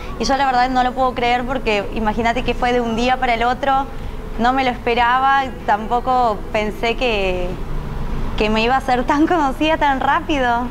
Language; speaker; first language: Spanish; early bilingual, other home language; Ukrainian